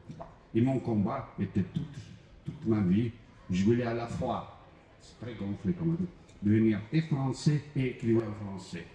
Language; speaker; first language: French; non-native, fluent; Croatian